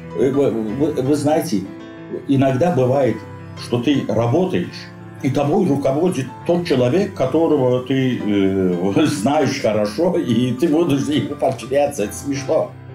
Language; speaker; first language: Russian; non-native, local second language; Azerbaijani